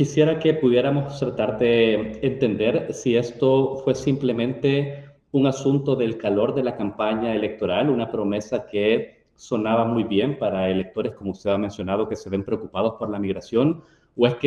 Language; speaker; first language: Spanish; native; Spanish